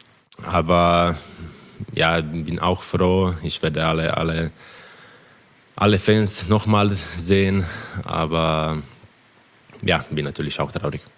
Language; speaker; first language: German; non-native, fluent; Croatian